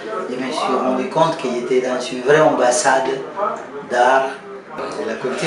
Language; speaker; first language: French; non-native, fluent; Spanish